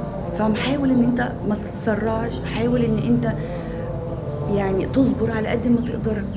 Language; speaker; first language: Arabic; native; Arabic